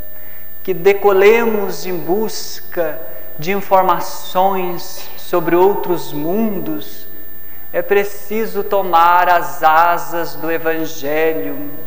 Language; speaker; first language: Portuguese; native; Portuguese